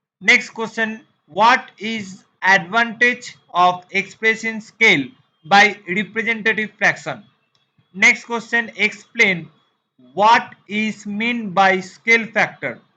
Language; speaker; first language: English; non-native, local second language; Bangla